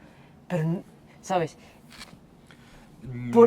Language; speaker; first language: Spanish; non-native, fluent; Portuguese